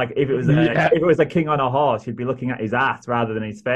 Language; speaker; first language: English; native; English